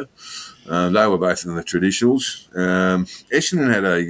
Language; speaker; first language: English; native; English